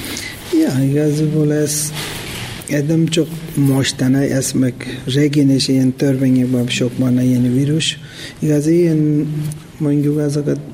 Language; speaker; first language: Hungarian; non-native, learner; Tibetan